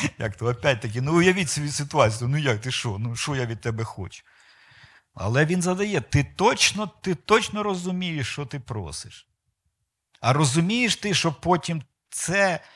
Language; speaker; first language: Ukrainian; non-native, local second language; Russian